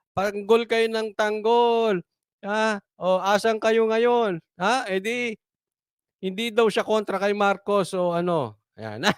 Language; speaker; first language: Filipino; native; Filipino